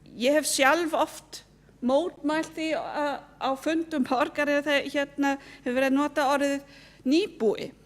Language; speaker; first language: Icelandic; non-native, fluent; German